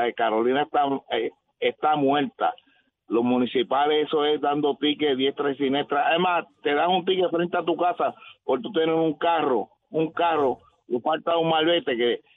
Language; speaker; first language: Spanish; native; Spanish